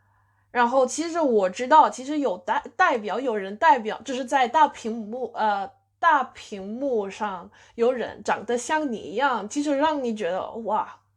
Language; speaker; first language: Chinese; non-native, fluent; English